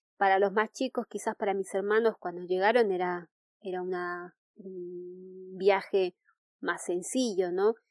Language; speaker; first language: Spanish; native; Spanish